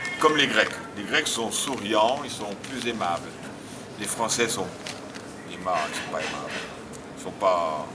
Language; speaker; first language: French; native; French